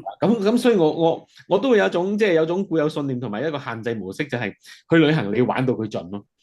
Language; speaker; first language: Cantonese; early bilingual, heritage; Cantonese